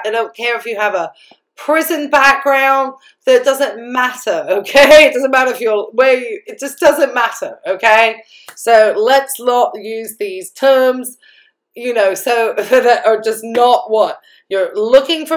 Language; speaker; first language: English; native; English